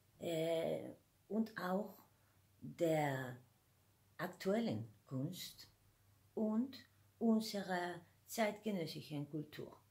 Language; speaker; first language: German; non-native, fluent; Spanish